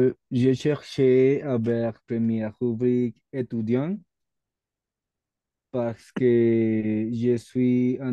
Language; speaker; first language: French; non-native, learner; Spanish